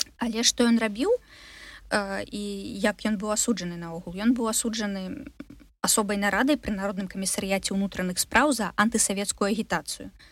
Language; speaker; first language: Belarusian; non-native, local second language; Russian